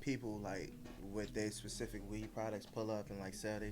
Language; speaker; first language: English; native; English